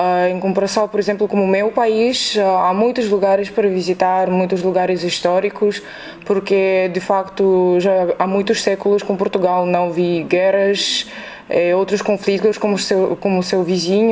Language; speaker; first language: Portuguese; non-native, fluent; Russian